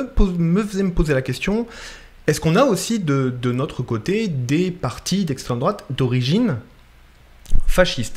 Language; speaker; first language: French; native; French